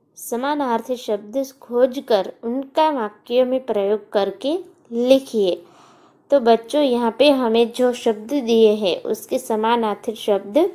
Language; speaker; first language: Hindi; non-native, local second language; Gujarati